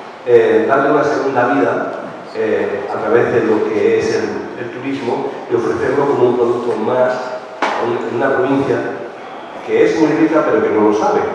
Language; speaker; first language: Spanish; native; Spanish